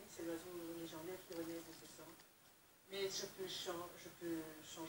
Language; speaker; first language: French; native; French